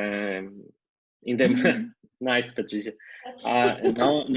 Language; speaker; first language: English; non-native, learner; Portuguese